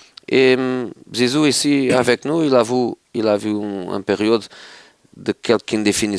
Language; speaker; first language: French; non-native, fluent; Portuguese